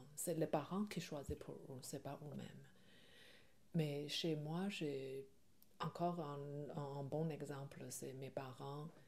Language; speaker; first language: French; non-native, learner; Chinese